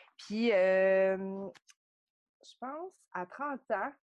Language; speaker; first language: French; native; French